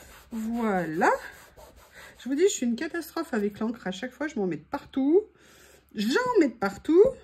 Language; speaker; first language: French; native; French